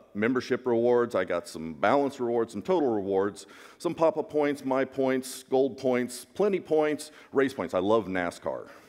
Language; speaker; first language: English; native; English